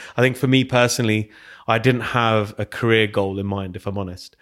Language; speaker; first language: English; native; English